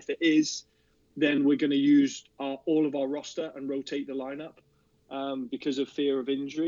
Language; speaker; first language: English; native; English